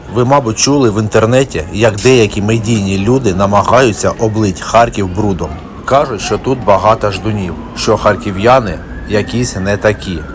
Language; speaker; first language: Ukrainian; non-native, local second language; Russian